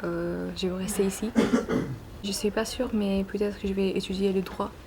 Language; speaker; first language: French; non-native, learner; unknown